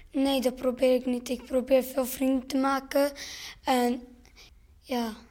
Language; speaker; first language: Dutch; early bilingual, other home language; Persian